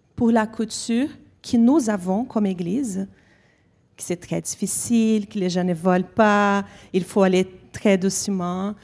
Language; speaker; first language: French; non-native, fluent; Portuguese